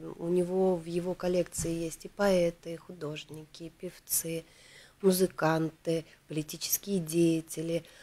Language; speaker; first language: Russian; native; Russian